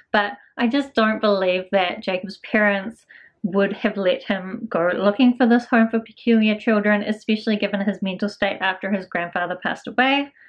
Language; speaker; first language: English; native; English